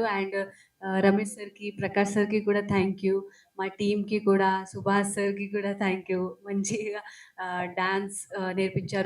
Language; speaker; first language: Telugu; non-native, local second language; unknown